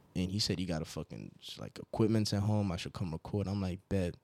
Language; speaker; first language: English; non-native, local second language; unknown